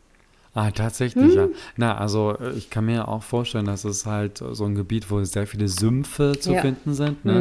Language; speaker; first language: German; native; German